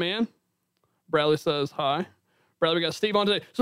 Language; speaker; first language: English; native; English